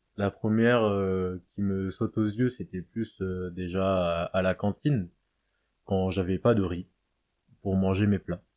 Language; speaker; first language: French; native; French